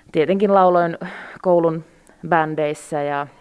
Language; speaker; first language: Finnish; early bilingual, other home language; Russian